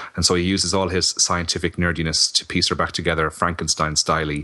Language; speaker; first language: English; native; English